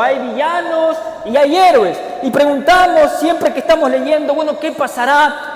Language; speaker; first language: Spanish; native; Spanish